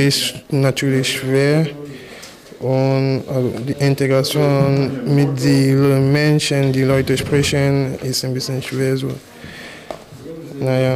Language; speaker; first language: German; non-native, fluent; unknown